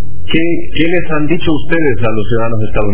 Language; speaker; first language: Spanish; native; Spanish